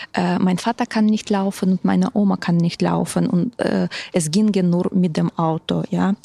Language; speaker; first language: German; non-native, fluent; Ukrainian